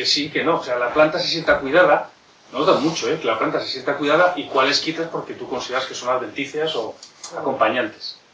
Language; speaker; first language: Spanish; native; Spanish